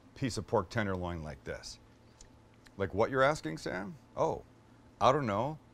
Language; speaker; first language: English; native; English